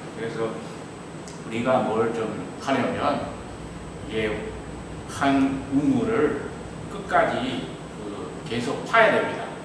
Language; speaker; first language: Korean; non-native, fluent; Chinese